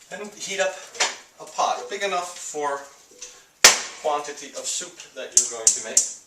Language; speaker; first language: English; native; English